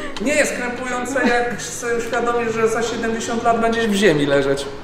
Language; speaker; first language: Polish; native; Polish